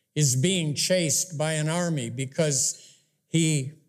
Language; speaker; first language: English; native; English